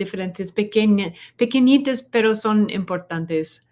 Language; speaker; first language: Spanish; non-native, learner; English